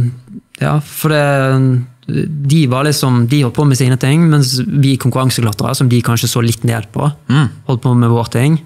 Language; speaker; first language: Norwegian; native; Norwegian